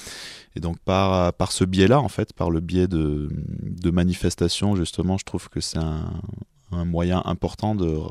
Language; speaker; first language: French; native; French